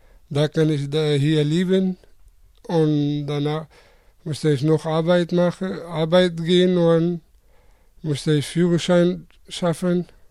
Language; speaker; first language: German; non-native, learner; Persian